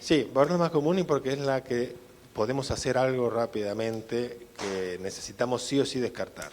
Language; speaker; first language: Spanish; native; Spanish